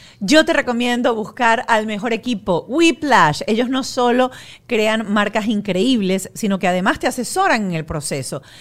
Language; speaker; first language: Spanish; native; Spanish